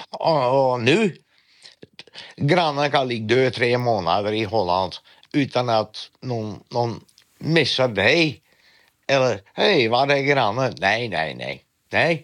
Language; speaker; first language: Swedish; non-native, learner; Dutch